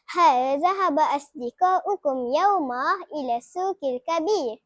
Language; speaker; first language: Arabic; non-native, learner; Malay